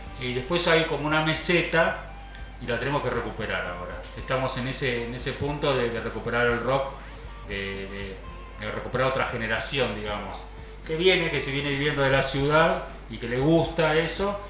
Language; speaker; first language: Spanish; native; Spanish